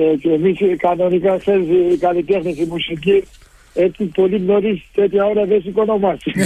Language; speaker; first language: Greek; early bilingual, heritage; Greek